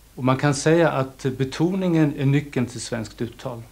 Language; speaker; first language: Swedish; non-native, fluent; German